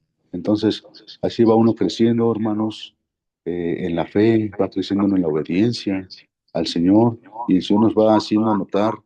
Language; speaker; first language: Spanish; native; Spanish